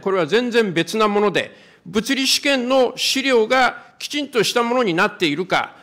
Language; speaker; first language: Japanese; native; Japanese